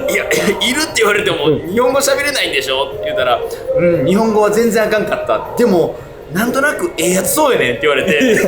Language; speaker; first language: Japanese; native; Japanese